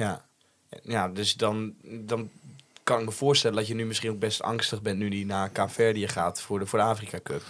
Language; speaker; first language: Dutch; native; Dutch